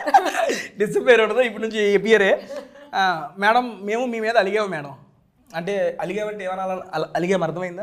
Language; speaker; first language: Telugu; native; Telugu